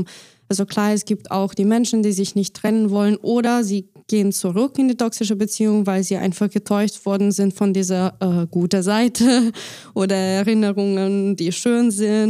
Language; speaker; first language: German; non-native, fluent; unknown